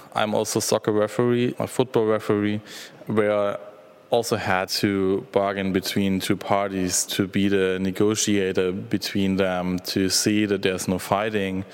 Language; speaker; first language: English; non-native, fluent; German